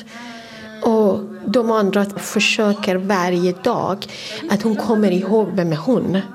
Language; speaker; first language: Swedish; non-native, fluent; Persian